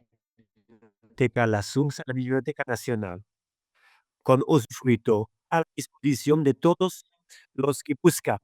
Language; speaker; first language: Spanish; non-native, fluent; Arabic